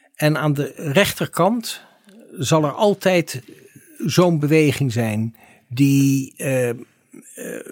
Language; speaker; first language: Dutch; native; Dutch